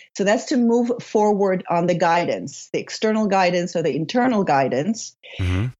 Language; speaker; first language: English; non-native, fluent; Hebrew